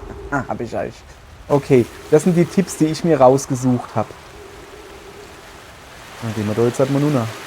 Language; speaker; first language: German; native; German